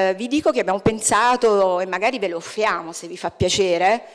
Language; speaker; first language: Italian; native; Italian